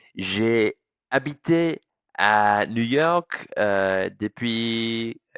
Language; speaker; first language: French; non-native, learner; English